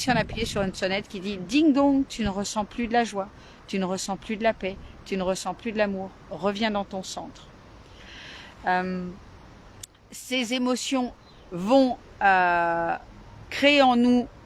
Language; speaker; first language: French; native; French